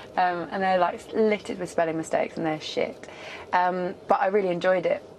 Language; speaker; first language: English; native; English